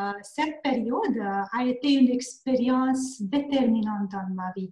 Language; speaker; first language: French; non-native, learner; Hungarian